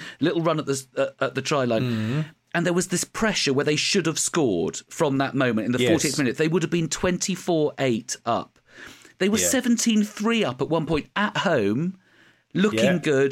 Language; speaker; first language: English; native; English